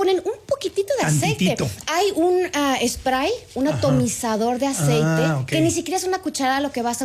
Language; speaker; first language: Spanish; native; Spanish